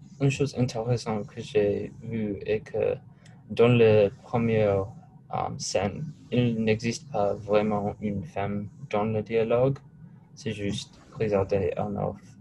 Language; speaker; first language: French; non-native, learner; English